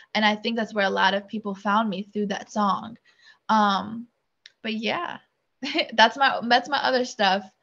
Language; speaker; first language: English; native; English